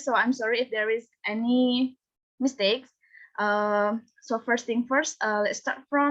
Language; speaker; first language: English; non-native, fluent; Indonesian